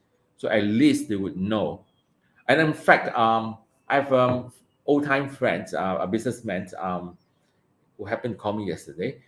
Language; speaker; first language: English; non-native, local second language; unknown